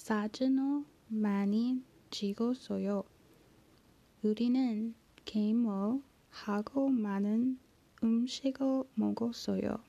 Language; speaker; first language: Korean; non-native, learner; English